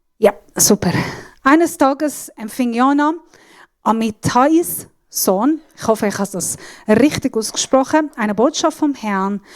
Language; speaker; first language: German; non-native, fluent; Assyrian Neo-Aramaic